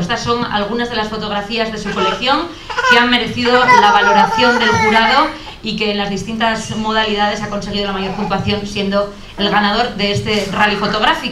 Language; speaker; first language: Spanish; native; Spanish